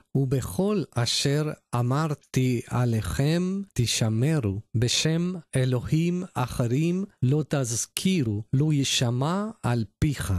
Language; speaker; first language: Hebrew; non-native, learner; Spanish